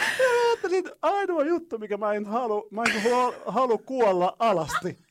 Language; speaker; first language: Finnish; non-native, fluent; Arabic